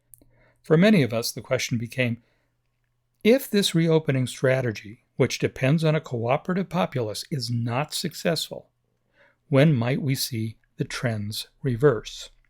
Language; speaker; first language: English; native; English